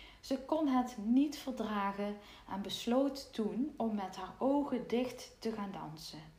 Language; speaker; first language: Dutch; native; Dutch